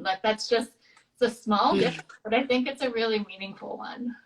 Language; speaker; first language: English; native; English